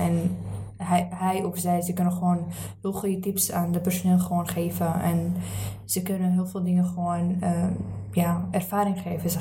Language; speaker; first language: Dutch; early bilingual, other home language; Arabic